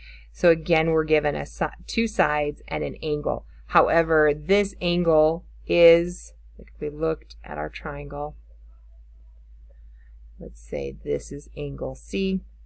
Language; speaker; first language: English; native; English